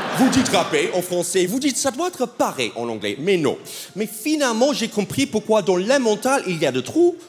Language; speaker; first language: French; non-native, fluent; English